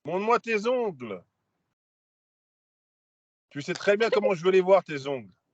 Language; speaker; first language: French; native; French